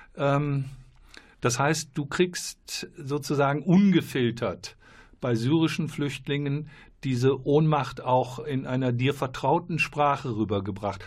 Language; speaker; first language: German; native; German